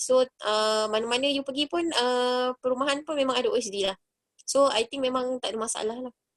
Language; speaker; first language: Malay; native; Malay